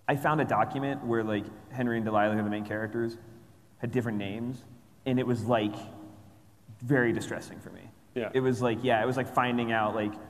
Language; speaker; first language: English; native; English